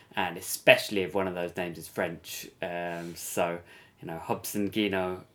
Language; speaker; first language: English; native; English